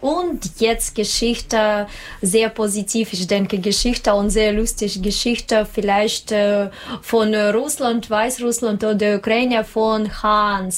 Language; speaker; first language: German; non-native, learner; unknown